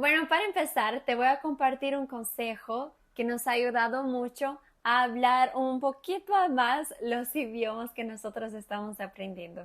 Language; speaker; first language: Spanish; non-native, fluent; Portuguese